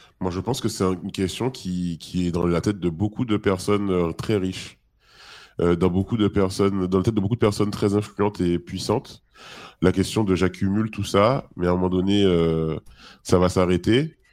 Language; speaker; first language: French; native; French